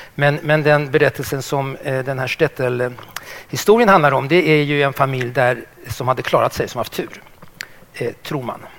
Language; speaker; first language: Swedish; native; Swedish